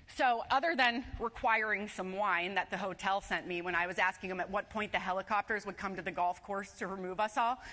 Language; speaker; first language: English; native; English